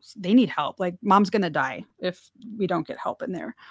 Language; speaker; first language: English; native; English